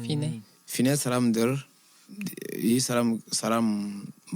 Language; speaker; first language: Korean; non-native, learner; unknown